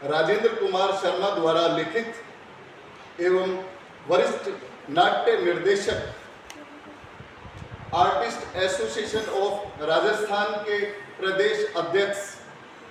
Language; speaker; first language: Hindi; native; Hindi